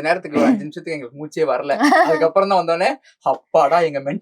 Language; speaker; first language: Tamil; native; Tamil